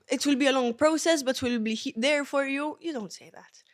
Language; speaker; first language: English; early bilingual, other home language; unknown